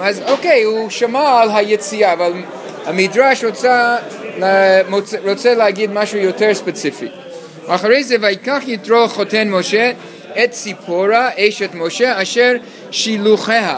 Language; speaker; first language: Hebrew; non-native, fluent; English